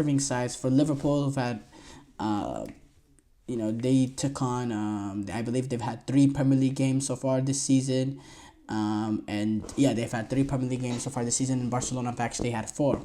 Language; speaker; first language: English; native; English